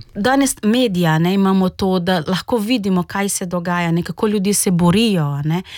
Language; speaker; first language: Slovenian; non-native, fluent; Portuguese